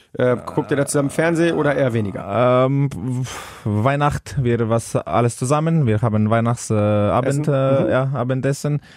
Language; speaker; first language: German; non-native, fluent; Slovenian